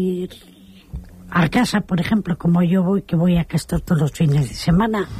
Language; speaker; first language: Spanish; native; Spanish